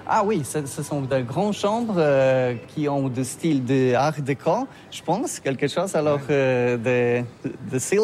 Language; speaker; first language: French; non-native, learner; Polish